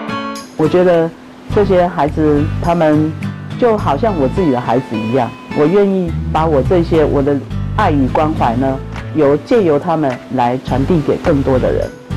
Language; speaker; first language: Chinese; native; Chinese